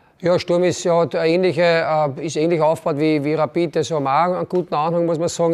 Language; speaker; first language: German; native; German